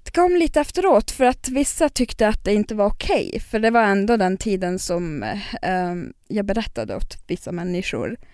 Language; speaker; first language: Swedish; non-native, local second language; Northern Sami